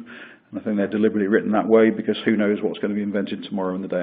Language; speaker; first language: English; native; English